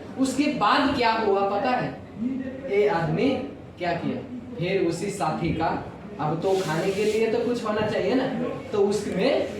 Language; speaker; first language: Hindi; non-native, local second language; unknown